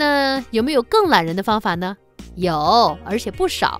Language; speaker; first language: Chinese; native; Chinese